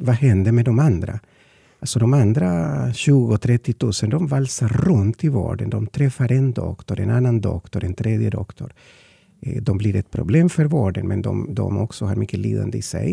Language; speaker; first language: Swedish; non-native, fluent; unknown